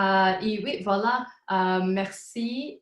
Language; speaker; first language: French; non-native, learner; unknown